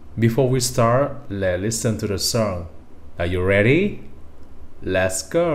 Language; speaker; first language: English; non-native, fluent; Vietnamese